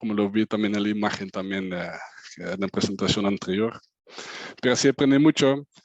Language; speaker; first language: Spanish; non-native, fluent; Dutch